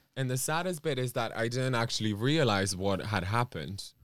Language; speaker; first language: English; non-native, fluent; Romanian